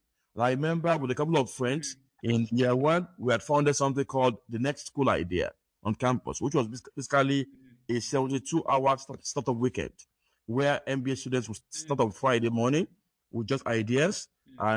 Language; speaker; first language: English; non-native, local second language; Yoruba